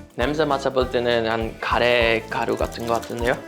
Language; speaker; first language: Korean; non-native, fluent; Dutch